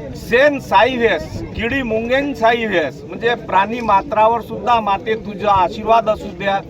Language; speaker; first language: Marathi; non-native, local second language; Lambadi